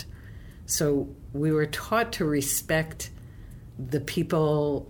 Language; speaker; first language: English; native; English